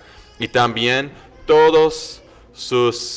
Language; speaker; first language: Spanish; non-native, learner; English